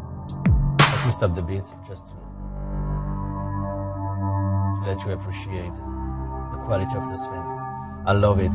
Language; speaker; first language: English; non-native, fluent; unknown